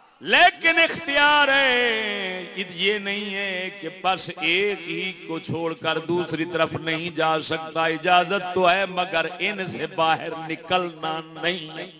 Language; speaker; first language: Urdu; non-native, local second language; Punjabi